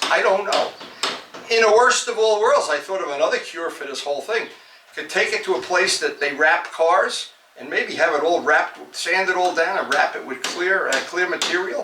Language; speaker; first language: English; native; English